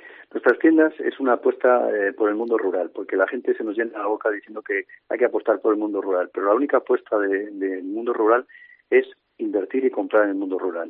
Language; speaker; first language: Spanish; native; Spanish